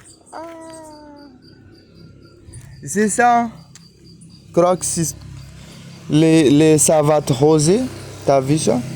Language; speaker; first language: French; non-native, learner; Portuguese